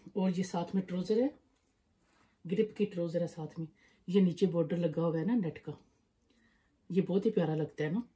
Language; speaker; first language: Urdu; non-native, local second language; Punjabi